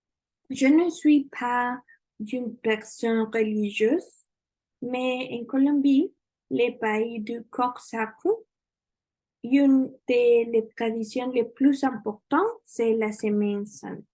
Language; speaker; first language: French; non-native, learner; Spanish